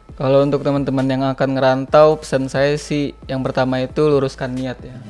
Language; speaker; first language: Indonesian; native; Indonesian